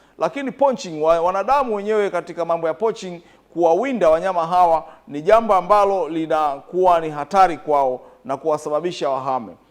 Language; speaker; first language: Swahili; native; Swahili